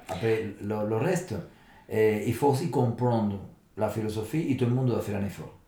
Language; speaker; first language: French; non-native, fluent; Spanish